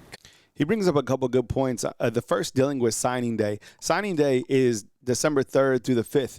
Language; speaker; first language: English; native; English